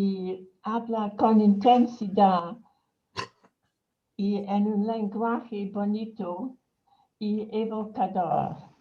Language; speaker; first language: Spanish; non-native, fluent; English